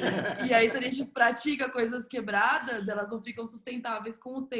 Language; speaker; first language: Portuguese; native; Portuguese